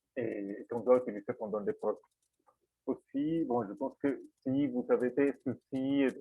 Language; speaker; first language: French; non-native, fluent; Spanish